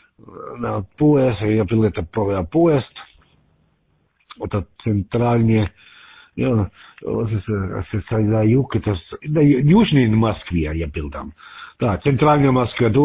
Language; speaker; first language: Russian; non-native, learner; German